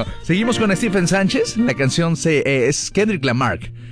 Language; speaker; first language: Spanish; native; Spanish